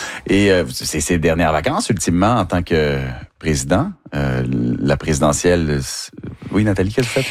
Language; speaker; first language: French; native; French